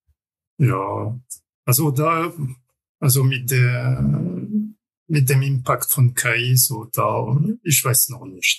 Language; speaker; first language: German; non-native, fluent; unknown